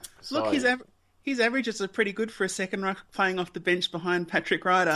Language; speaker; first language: English; native; English